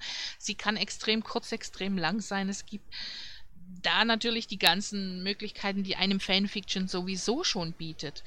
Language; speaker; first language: German; native; German